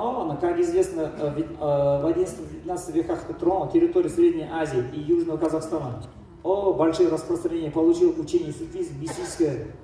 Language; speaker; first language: Russian; non-native, local second language; Kazakh